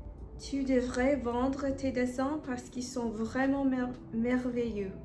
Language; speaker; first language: French; non-native, fluent; English